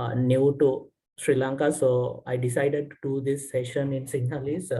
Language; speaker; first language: English; non-native, local second language; Sinhala